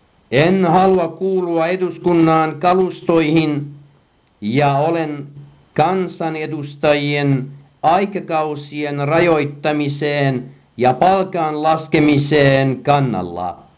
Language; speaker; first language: Finnish; non-native, fluent; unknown